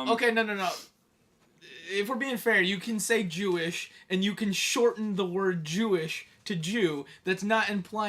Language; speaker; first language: English; native; English